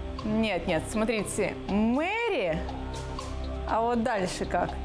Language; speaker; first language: Russian; native; Russian